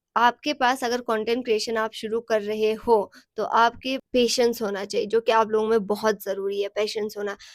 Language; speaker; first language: Hindi; non-native, local second language; Sicilian